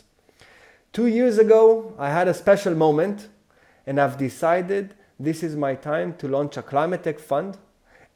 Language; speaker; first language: English; non-native, fluent; Hebrew